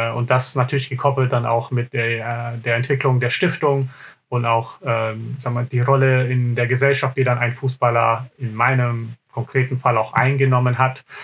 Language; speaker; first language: German; early bilingual, other home language; Serbian